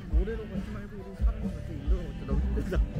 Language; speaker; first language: Korean; native; Korean